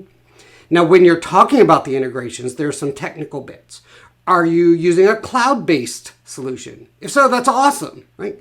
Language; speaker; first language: English; native; English